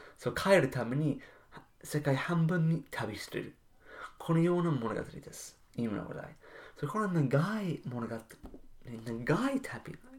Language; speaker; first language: Japanese; non-native, learner; English